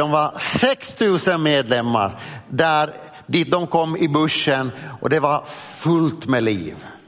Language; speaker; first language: Swedish; native; Swedish